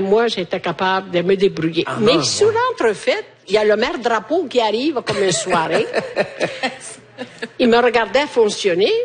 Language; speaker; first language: French; non-native, fluent; Italian